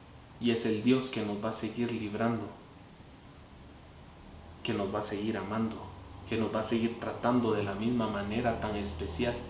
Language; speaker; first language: Spanish; native; Spanish